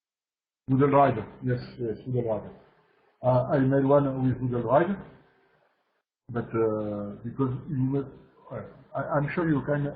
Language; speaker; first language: English; non-native, learner; French